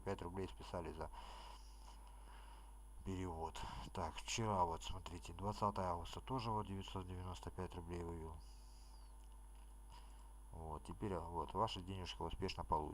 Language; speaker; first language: Russian; native; Russian